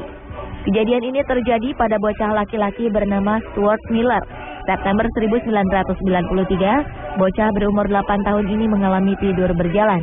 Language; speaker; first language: Indonesian; native; Indonesian